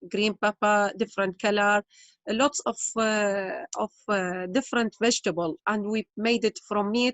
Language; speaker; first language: English; non-native, learner; Arabic